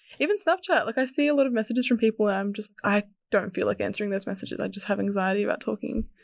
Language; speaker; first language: English; early bilingual, other home language; Serbian